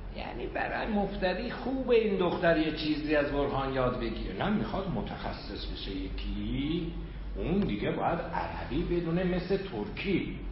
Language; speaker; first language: Persian; non-native, local second language; Azerbaijani